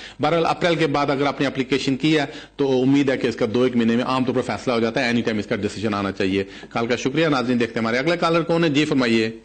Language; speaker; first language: Urdu; native; Urdu